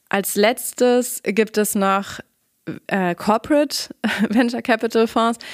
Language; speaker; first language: German; native; German